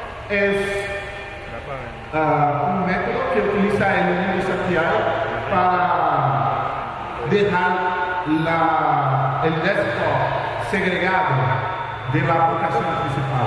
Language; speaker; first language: Spanish; non-native, fluent; Portuguese